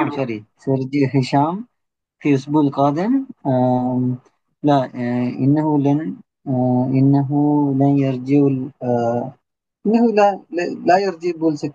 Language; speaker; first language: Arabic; non-native, learner; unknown